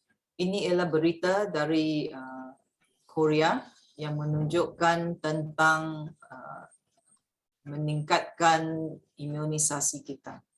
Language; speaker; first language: Malay; native; Malay